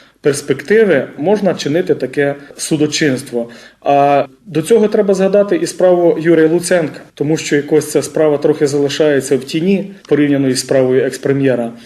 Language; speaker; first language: Ukrainian; native; Ukrainian